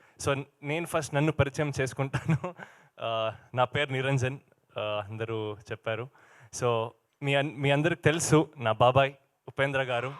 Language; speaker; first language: Telugu; non-native, learner; Kannada